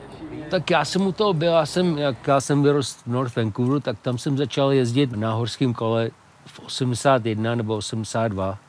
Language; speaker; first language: Czech; early bilingual, heritage; Czech